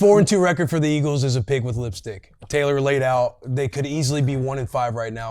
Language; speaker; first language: English; native; English